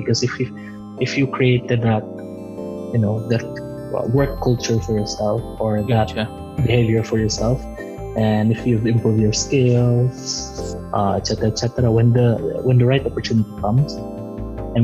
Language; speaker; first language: English; non-native, local second language; Waray